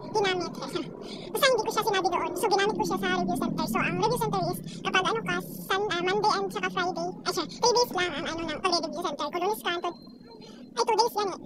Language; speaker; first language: Filipino; native; Filipino